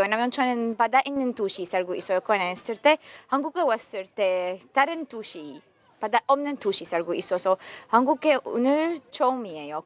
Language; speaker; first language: Korean; non-native, learner; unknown